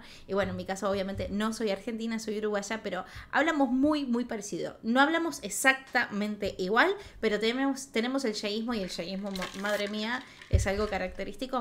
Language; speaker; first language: Spanish; native; Spanish